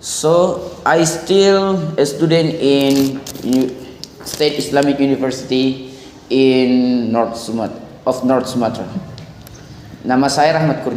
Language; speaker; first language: English; non-native, learner; Indonesian